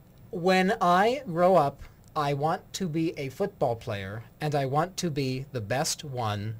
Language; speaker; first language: English; native; English